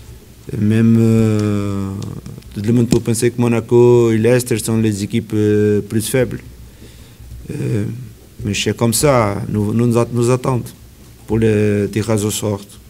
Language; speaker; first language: French; non-native, learner; Portuguese